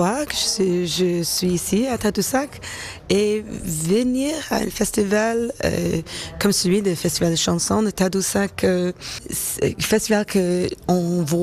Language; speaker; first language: French; non-native, fluent; English